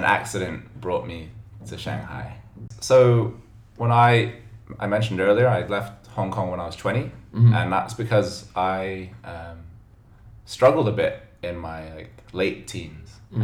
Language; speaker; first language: English; native; English